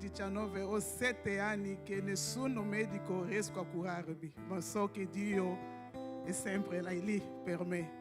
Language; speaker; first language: Italian; non-native, fluent; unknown